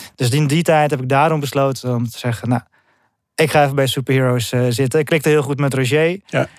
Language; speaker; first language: Dutch; early bilingual, other home language; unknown